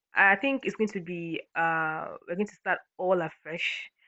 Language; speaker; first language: English; non-native, local second language; Ibibio